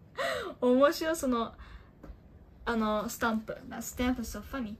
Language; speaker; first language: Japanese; early bilingual, heritage; Japanese